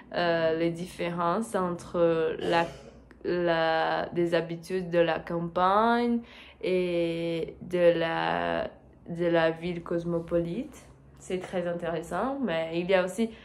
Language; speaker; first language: French; non-native, learner; Portuguese